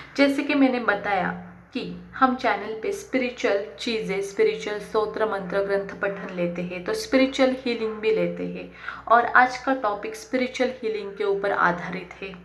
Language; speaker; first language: Hindi; non-native, local second language; Marathi